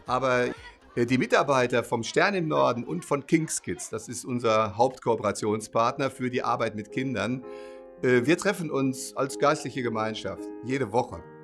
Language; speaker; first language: German; native; German